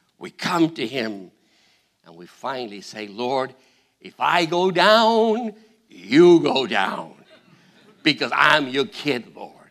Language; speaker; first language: English; non-native, fluent; Spanish